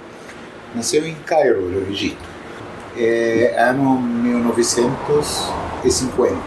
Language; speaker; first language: Portuguese; non-native, fluent; Arabic